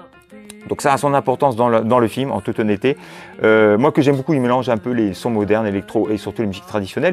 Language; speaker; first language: French; native; French